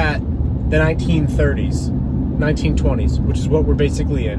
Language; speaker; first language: English; native; English